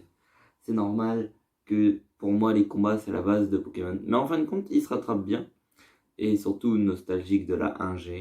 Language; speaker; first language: French; native; French